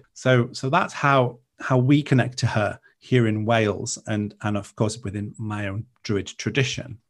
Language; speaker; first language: English; non-native, local second language; Welsh